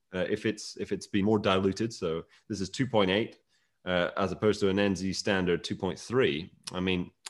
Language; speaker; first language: English; native; English